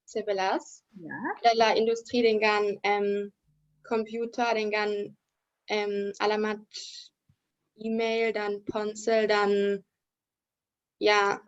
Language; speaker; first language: Indonesian; non-native, learner; German